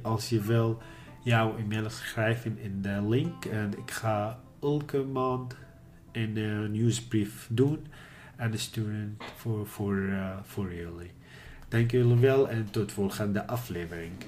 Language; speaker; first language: Dutch; non-native, learner; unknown